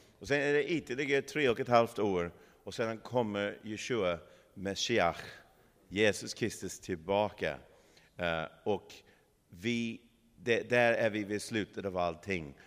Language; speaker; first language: Swedish; non-native, fluent; English